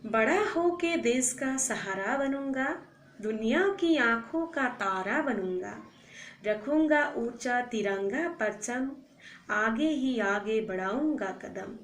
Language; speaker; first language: Hindi; non-native, local second language; Assamese